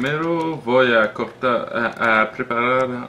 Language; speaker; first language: Spanish; non-native, learner; French